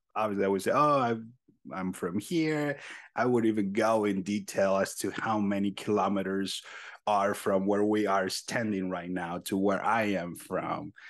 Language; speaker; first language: English; non-native, fluent; Spanish